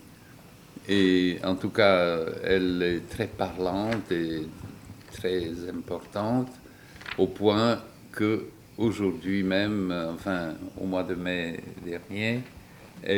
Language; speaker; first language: French; non-native, fluent; Bulgarian